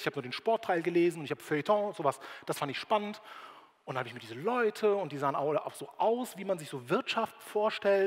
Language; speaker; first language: German; native; German